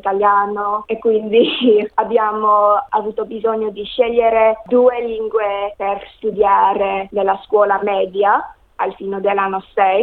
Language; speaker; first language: Italian; non-native, learner; English